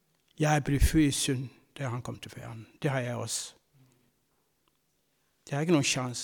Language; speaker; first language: Danish; non-native, fluent; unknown